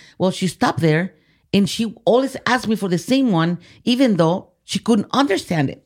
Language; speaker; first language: English; early bilingual, other home language; Spanish